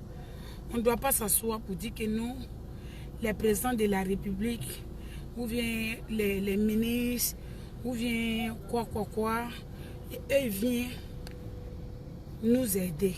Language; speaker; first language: French; non-native, local second language; Dyula